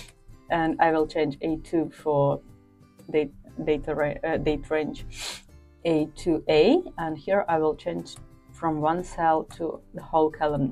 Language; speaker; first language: English; non-native, fluent; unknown